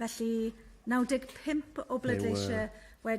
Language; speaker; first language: Welsh; native; Welsh